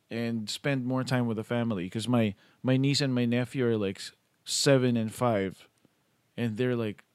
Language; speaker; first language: English; non-native, local second language; Filipino